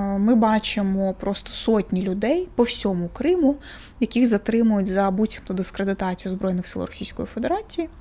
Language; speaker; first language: Ukrainian; non-native, local second language; Russian